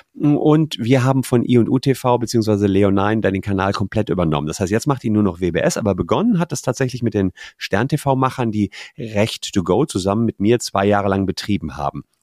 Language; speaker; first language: German; native; German